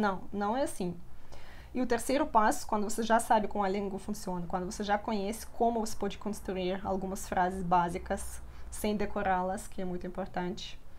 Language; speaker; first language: Portuguese; non-native, fluent; Russian